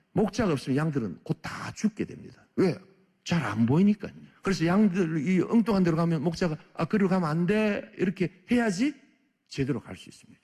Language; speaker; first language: Korean; native; Korean